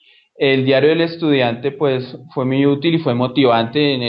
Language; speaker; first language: Spanish; native; Spanish